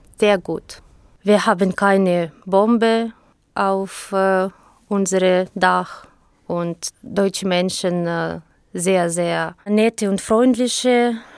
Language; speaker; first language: German; non-native, learner; Ukrainian